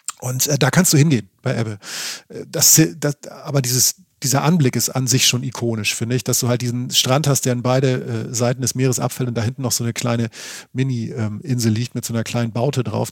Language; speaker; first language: German; native; German